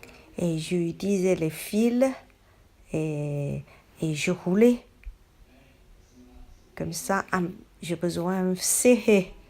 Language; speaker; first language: French; non-native, learner; Chinese